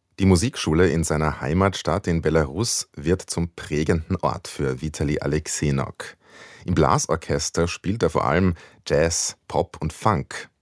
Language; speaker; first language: German; native; German